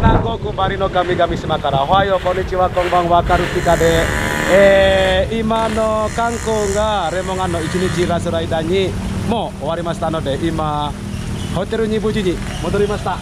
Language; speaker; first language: Japanese; non-native, fluent; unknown